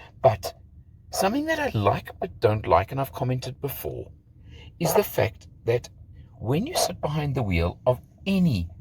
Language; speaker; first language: English; native; English